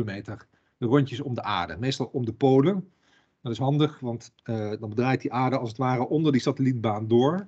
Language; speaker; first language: Dutch; native; Dutch